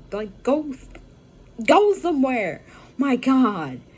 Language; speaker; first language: English; native; English